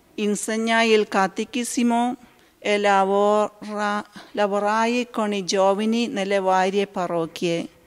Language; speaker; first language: Italian; non-native, learner; Malayalam